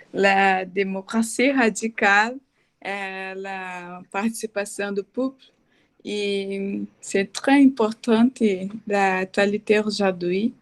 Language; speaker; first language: French; non-native, learner; Portuguese